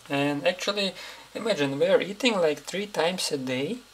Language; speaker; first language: English; non-native, fluent; Russian